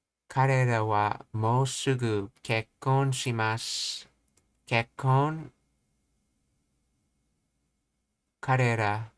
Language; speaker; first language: Japanese; non-native, learner; English